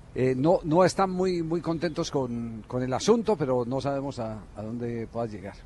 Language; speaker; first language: Spanish; native; Spanish